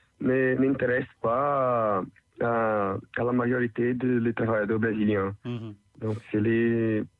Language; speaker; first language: French; non-native, learner; Portuguese